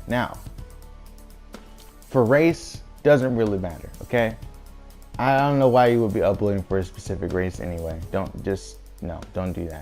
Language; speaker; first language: English; native; English